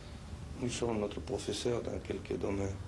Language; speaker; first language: French; non-native, fluent; Spanish